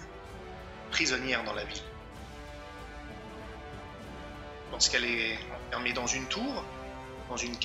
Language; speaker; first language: French; native; French